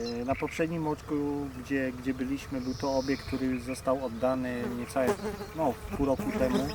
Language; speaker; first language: Polish; native; Polish